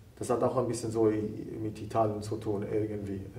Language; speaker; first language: German; non-native, fluent; Italian